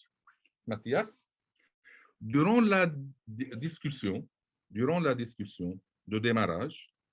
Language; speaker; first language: French; non-native, local second language; Arabic